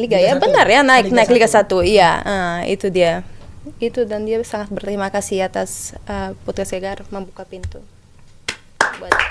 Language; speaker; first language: Indonesian; non-native, fluent; Portuguese